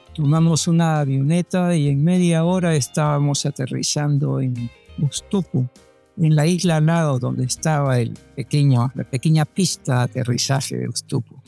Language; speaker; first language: Spanish; native; Spanish